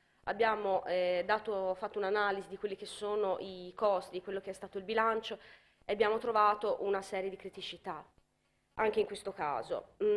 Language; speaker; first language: Italian; native; Italian